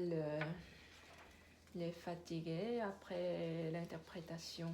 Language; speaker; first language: French; non-native, learner; Korean